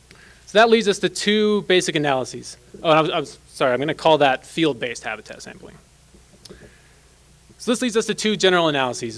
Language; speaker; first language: English; native; English